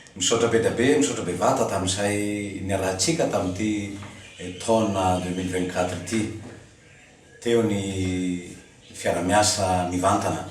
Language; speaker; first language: Malagasy; non-native, fluent; Spanish